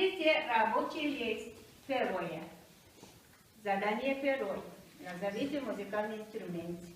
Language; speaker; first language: Russian; non-native, fluent; Mongolian